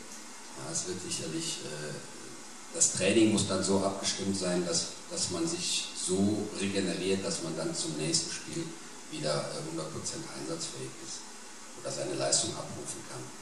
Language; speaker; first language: German; native; German